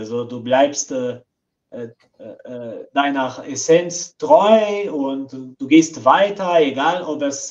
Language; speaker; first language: German; non-native, fluent; Portuguese